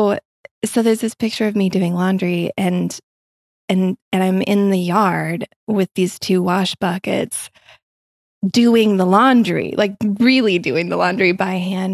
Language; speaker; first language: English; native; English